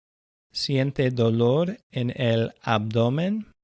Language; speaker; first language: Spanish; non-native, fluent; English